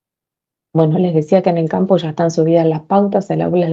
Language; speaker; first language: Spanish; native; Spanish